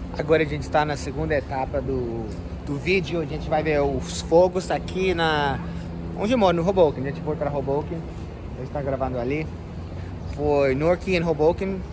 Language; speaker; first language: Portuguese; non-native, fluent; English